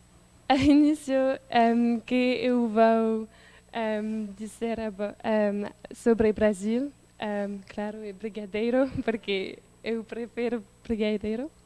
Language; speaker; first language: Portuguese; non-native, learner; French